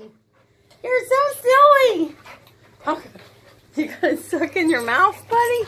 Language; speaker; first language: English; native; English